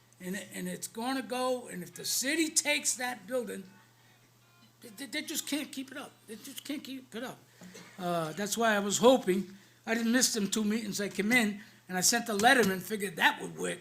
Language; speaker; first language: English; native; English